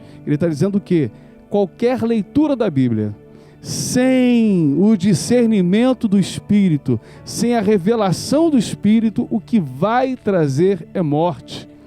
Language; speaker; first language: Portuguese; native; Portuguese